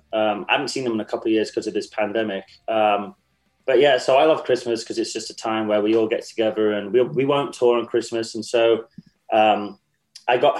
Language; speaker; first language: English; native; English